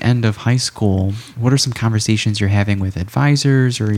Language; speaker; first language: English; native; English